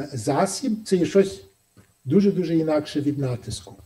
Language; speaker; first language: Ukrainian; early bilingual, heritage; Ukrainian